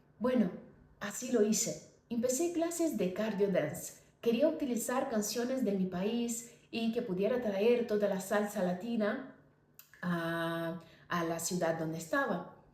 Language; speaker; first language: Spanish; non-native, fluent; Portuguese